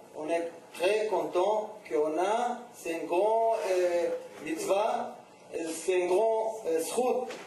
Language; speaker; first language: French; non-native, learner; Hebrew